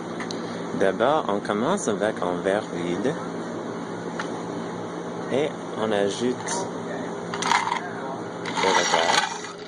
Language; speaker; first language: French; non-native, learner; English